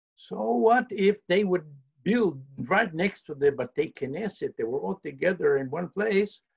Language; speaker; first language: English; early bilingual, heritage; English